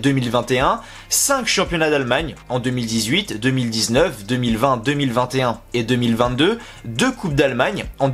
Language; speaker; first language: French; native; French